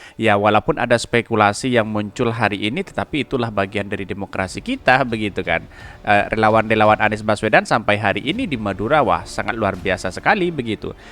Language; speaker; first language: Indonesian; non-native, local second language; Madurese